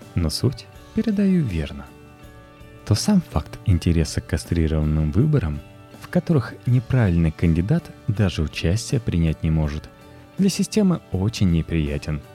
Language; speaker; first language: Russian; native; Russian